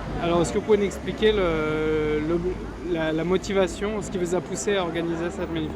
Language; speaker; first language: French; native; French